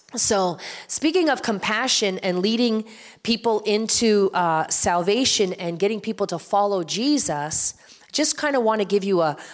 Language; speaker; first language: English; native; English